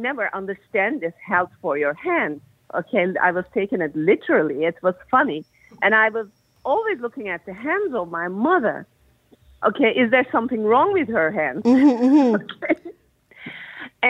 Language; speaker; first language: English; non-native, learner; Turkish